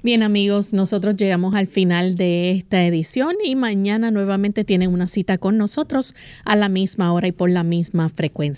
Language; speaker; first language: Spanish; native; Spanish